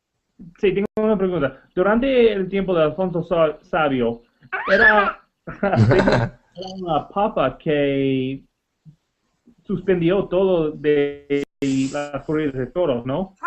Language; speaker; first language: Spanish; non-native, learner; English